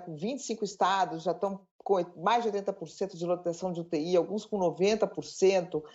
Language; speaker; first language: Portuguese; native; Portuguese